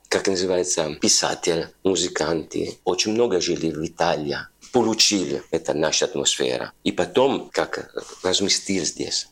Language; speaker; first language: Russian; non-native, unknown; Italian